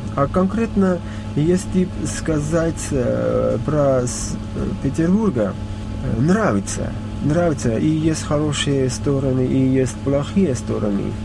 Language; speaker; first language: Russian; non-native, fluent; Armenian